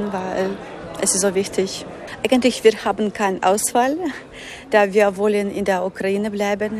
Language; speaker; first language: German; non-native, fluent; Ukrainian